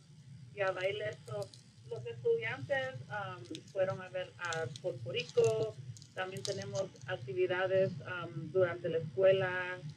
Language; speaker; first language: Spanish; early bilingual, other home language; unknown